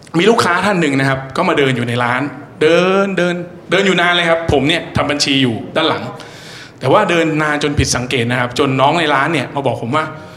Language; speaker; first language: Thai; native; Thai